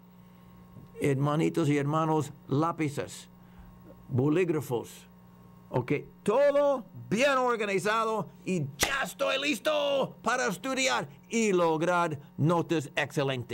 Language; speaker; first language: Spanish; non-native, fluent; English